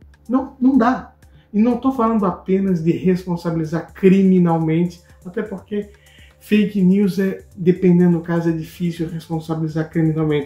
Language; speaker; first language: Portuguese; native; Portuguese